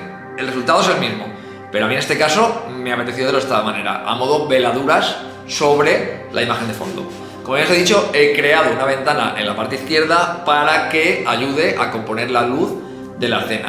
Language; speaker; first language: Spanish; native; Spanish